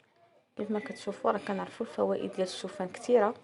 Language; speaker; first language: Arabic; native; Arabic